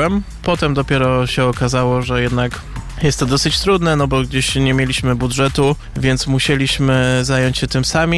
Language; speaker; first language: Polish; native; Polish